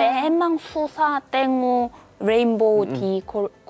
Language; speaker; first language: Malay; non-native, learner; Korean